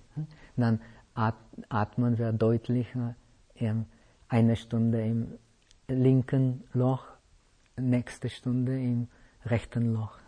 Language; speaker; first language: German; non-native, fluent; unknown